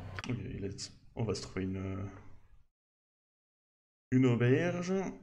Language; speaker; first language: French; native; French